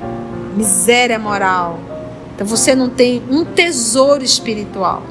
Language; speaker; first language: Portuguese; native; Portuguese